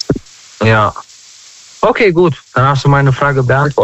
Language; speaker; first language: German; non-native, fluent; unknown